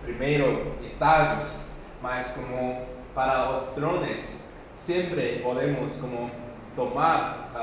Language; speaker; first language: Portuguese; non-native, fluent; Chinese